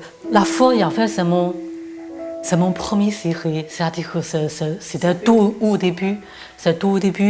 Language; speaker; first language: French; non-native, fluent; Chinese